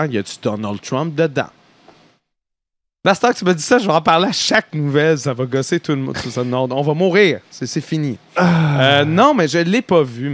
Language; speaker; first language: French; native; French